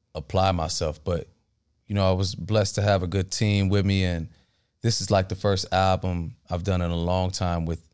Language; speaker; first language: English; early bilingual, other home language; Akan